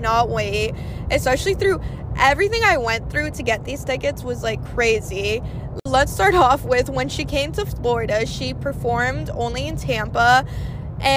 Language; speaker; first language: English; native; English